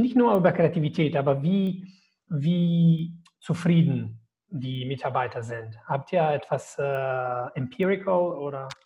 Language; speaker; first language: German; non-native, learner; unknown